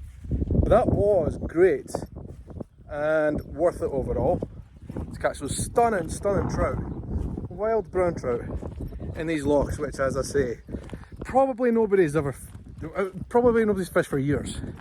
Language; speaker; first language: English; native; English